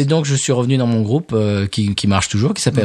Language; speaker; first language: French; native; French